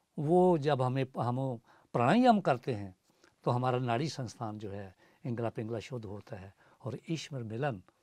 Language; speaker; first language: Hindi; native; Hindi